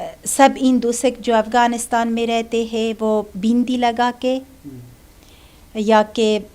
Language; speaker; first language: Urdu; non-native, fluent; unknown